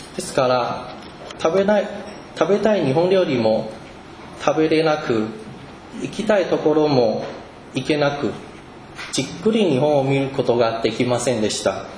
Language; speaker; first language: Japanese; non-native, fluent; Chinese